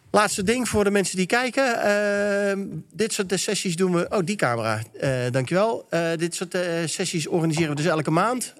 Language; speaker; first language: Dutch; native; Dutch